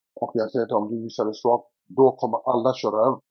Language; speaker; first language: Swedish; native; Swedish